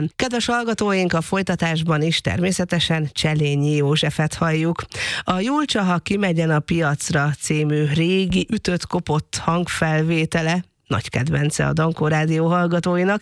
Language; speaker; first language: Hungarian; native; Hungarian